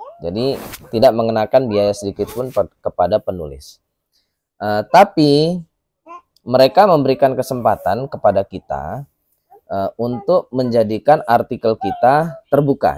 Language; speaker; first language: Indonesian; native; Indonesian